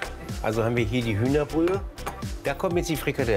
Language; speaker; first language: German; native; German